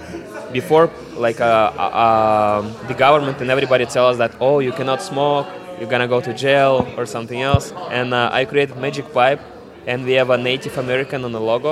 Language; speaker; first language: English; non-native, fluent; Russian